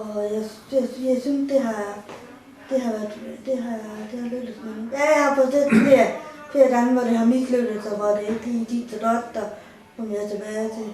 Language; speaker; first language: Danish; native; Danish